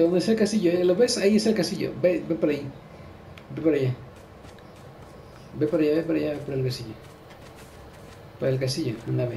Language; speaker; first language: Spanish; native; Spanish